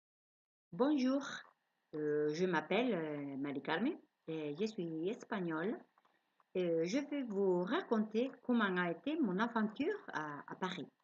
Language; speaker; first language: French; non-native, learner; Spanish